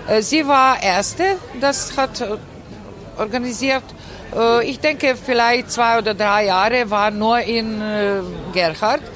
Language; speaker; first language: German; non-native, learner; Croatian